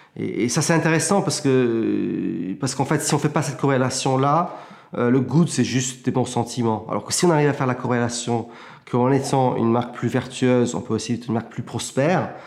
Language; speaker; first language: French; early bilingual, heritage; French